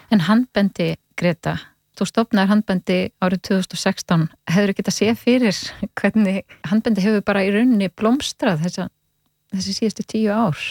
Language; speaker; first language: Icelandic; native; Icelandic